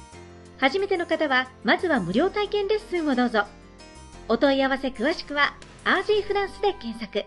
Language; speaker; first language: Japanese; native; Japanese